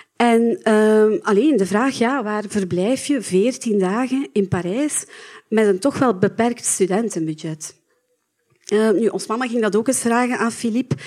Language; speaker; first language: Dutch; native; Dutch